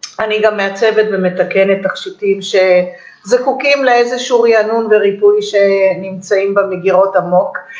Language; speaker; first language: Hebrew; early bilingual, other home language; Romanian